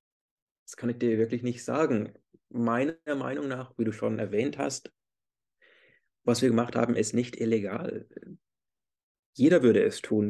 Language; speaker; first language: German; early bilingual, heritage; English